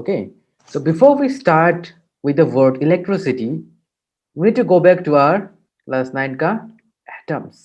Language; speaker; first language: English; non-native, local second language; Hindi